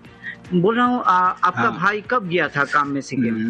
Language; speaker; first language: Hindi; non-native, local second language; Bangla